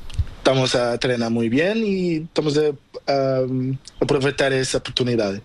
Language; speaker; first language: Spanish; non-native, learner; Portuguese